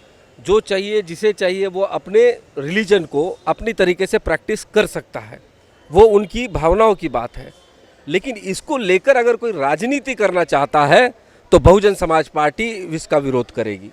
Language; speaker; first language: Hindi; non-native, local second language; Marathi